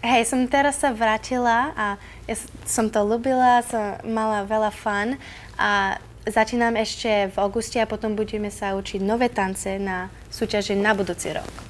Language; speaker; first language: Slovak; early bilingual, heritage; Slovak